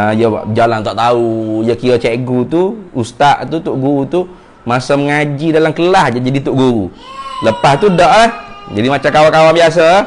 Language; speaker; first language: Malay; native; Malay